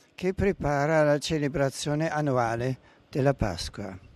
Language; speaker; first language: Italian; non-native, fluent; German